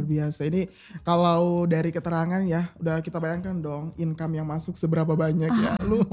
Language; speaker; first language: Indonesian; native; Indonesian